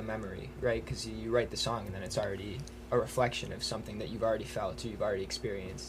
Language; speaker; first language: English; native; English